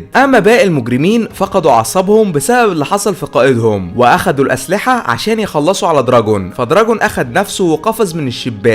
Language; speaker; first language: Arabic; native; Arabic